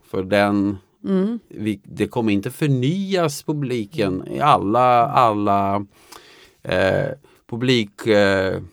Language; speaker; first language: Swedish; non-native, fluent; Albanian